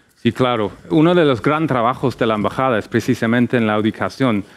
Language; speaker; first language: Spanish; non-native, fluent; English